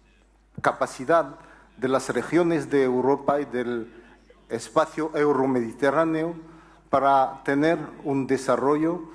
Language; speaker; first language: Spanish; non-native, fluent; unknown